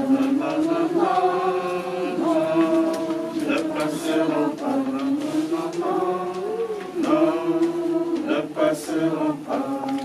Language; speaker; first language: French; native; French